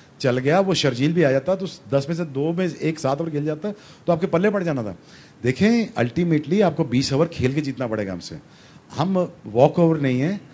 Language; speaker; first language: Urdu; non-native, local second language; Punjabi